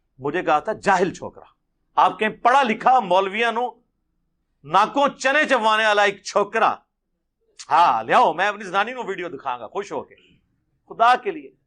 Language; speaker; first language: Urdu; non-native, local second language; Punjabi